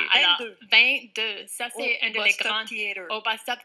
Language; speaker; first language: French; non-native, fluent; English